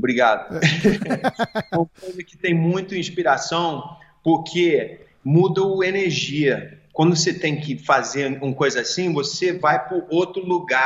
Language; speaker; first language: Portuguese; early bilingual, heritage; English